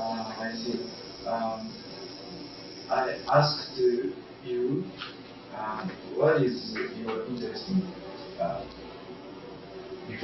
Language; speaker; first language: English; non-native, learner; Japanese